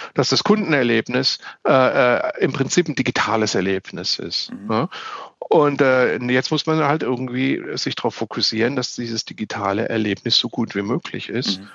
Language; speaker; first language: German; native; German